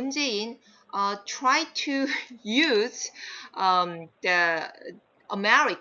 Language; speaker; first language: English; non-native, fluent; Korean